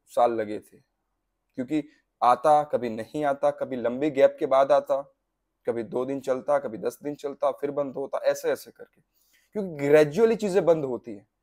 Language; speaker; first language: Hindi; non-native, local second language; Gujarati